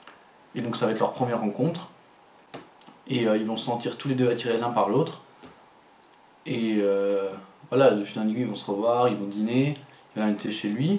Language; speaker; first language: French; native; French